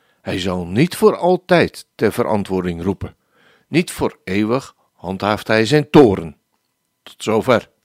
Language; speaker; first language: Dutch; native; Dutch